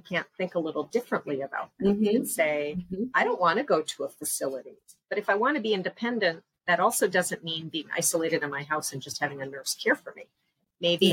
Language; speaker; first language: English; native; English